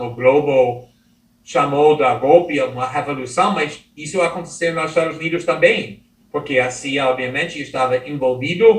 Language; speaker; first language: Portuguese; non-native, fluent; English